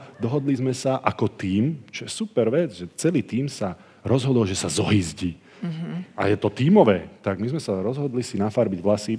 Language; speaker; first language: Slovak; native; Slovak